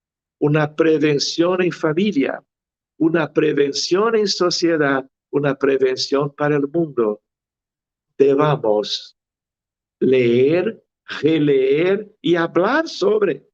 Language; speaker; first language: Spanish; non-native, fluent; Portuguese